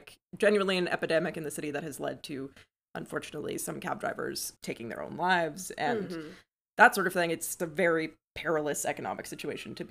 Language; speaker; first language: English; native; English